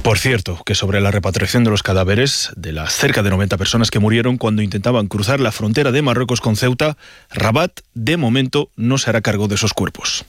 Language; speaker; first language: Spanish; native; Spanish